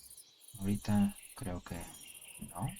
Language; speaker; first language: Spanish; early bilingual, heritage; Spanish